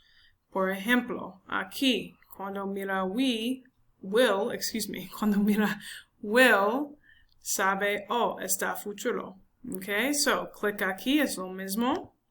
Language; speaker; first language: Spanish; non-native, learner; English